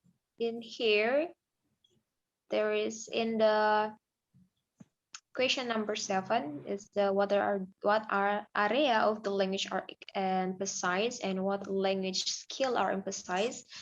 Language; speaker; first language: English; non-native, learner; Indonesian